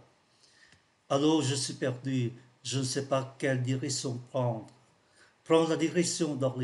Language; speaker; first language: French; non-native, fluent; Vietnamese